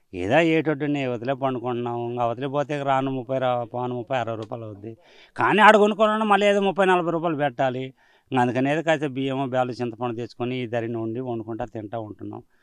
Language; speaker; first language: Telugu; native; Telugu